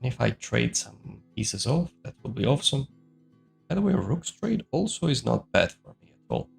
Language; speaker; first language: English; non-native, fluent; Georgian